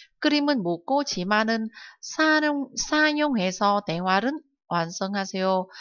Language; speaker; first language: Korean; non-native, fluent; Vietnamese